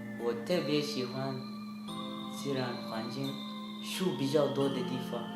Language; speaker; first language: Chinese; non-native, learner; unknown